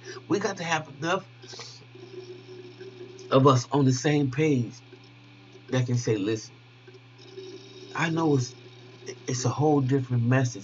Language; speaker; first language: English; native; English